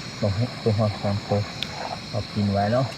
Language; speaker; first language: Thai; non-native, local second language; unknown